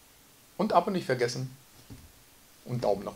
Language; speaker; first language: German; native; German